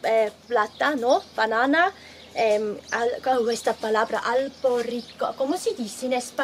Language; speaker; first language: Spanish; non-native, learner; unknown